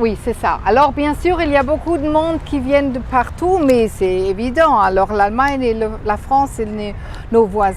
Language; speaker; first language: French; non-native, fluent; German